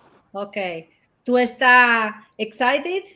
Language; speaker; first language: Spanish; non-native, learner; Italian